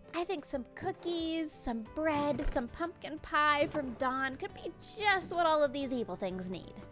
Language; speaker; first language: English; native; English